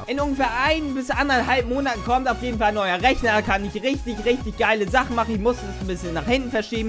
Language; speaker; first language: German; native; German